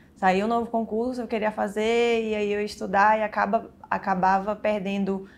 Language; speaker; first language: Portuguese; native; Portuguese